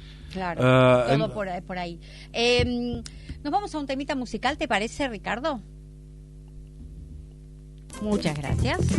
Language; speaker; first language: Spanish; native; Spanish